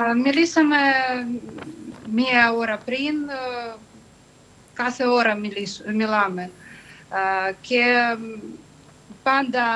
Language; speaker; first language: Greek; non-native, fluent; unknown